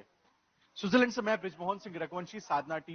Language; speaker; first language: Hindi; native; Hindi